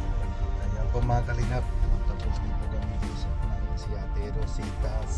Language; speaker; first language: Filipino; non-native, learner; Hindi